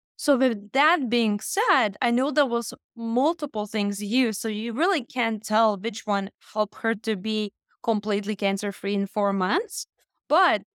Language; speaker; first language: English; non-native, fluent; Lithuanian